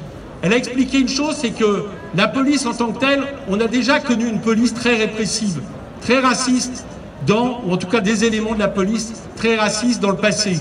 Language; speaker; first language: French; native; French